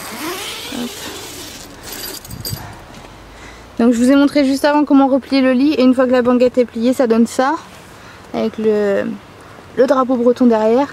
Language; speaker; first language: French; native; French